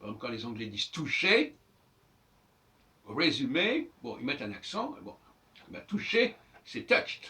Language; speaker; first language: French; native; French